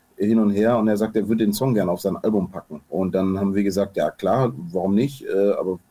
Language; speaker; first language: German; native; German